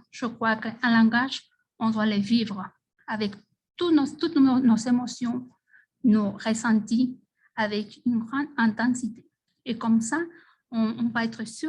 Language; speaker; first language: French; non-native, fluent; Spanish